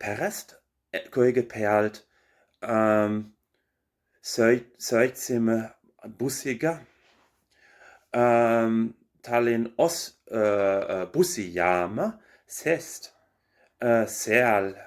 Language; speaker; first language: Estonian; non-native, learner; German